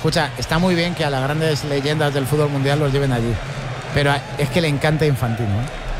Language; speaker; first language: Spanish; native; Spanish